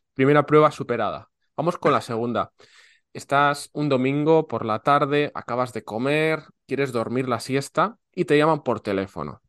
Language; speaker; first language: Spanish; native; Spanish